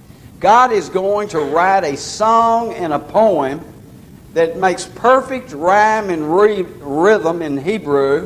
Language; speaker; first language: English; native; English